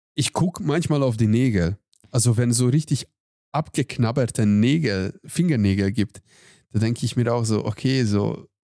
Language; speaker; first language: German; non-native, fluent; Hungarian